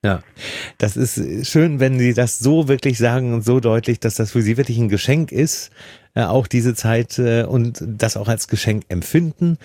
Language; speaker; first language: German; native; German